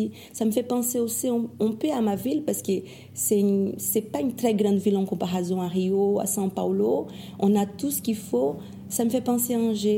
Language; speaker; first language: French; non-native, fluent; Portuguese